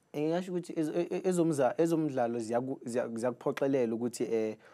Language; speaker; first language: Zulu; native; Zulu